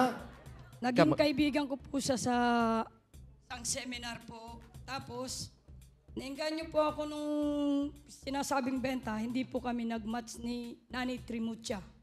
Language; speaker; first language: Filipino; native; Filipino